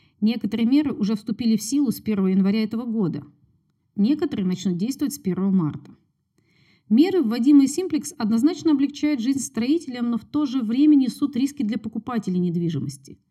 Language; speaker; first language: Russian; native; Russian